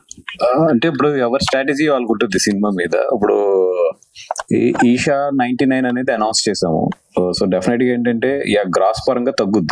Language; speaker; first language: Telugu; native; Telugu